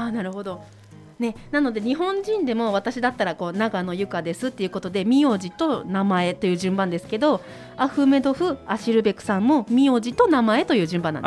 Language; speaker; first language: Japanese; native; Japanese